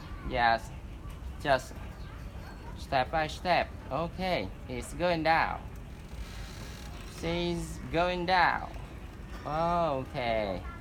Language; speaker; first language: English; non-native, learner; Vietnamese